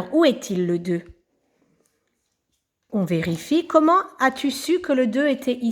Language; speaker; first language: French; native; French